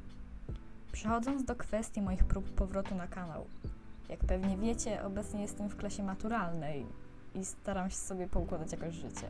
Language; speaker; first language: Polish; native; Polish